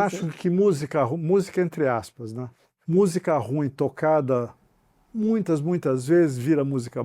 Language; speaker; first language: Portuguese; native; Portuguese